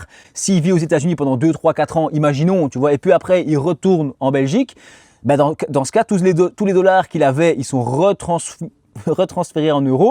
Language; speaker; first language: French; native; French